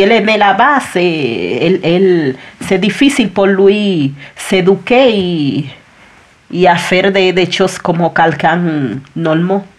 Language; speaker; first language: French; non-native, learner; Spanish